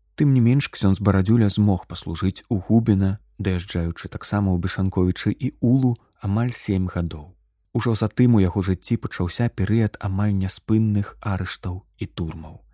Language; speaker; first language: Belarusian; native; Belarusian